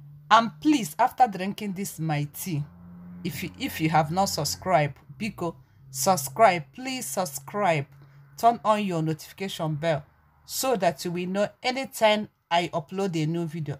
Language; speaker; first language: English; non-native, local second language; Igbo